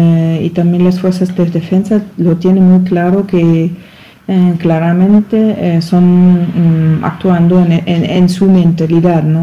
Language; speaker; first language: Spanish; non-native, learner; German